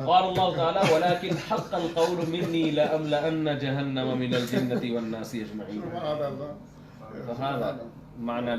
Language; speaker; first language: Arabic; non-native, fluent; Urdu